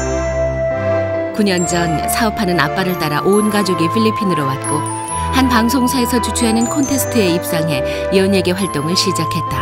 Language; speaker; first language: Korean; native; Korean